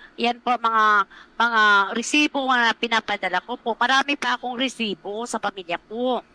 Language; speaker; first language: Filipino; non-native, local second language; Cebuano